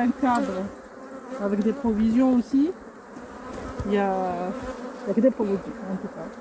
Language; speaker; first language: French; non-native, local second language; Arabic